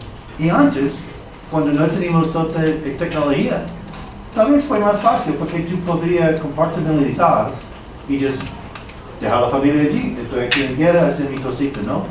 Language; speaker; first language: Spanish; non-native, fluent; English